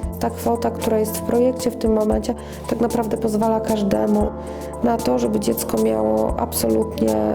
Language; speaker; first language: Polish; native; Polish